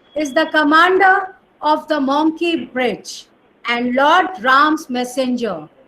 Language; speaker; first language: English; non-native, local second language; Hindi